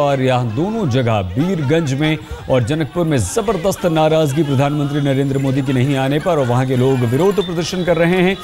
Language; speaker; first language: Hindi; native; Hindi